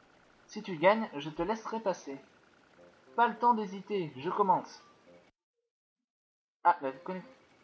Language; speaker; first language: French; native; French